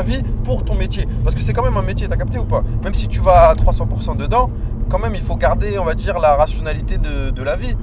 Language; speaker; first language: French; native; French